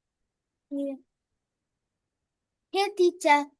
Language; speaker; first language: English; non-native, learner; Vietnamese